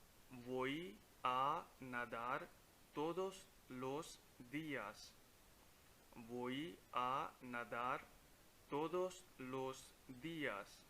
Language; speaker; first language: Spanish; non-native, fluent; Punjabi